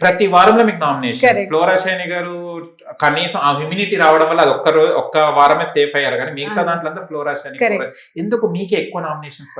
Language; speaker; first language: Telugu; native; Telugu